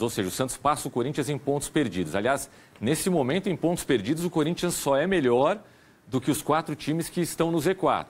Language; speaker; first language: Portuguese; native; Portuguese